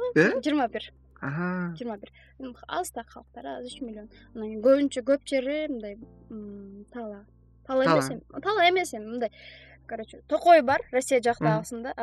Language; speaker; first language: Kyrgyz; non-native, fluent; Mongolian